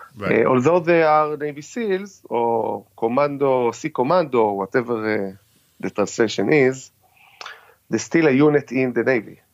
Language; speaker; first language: English; non-native, fluent; Hebrew